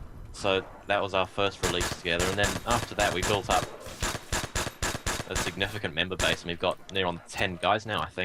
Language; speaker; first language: English; native; English